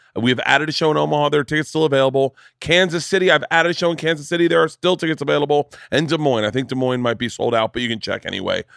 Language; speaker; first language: English; native; English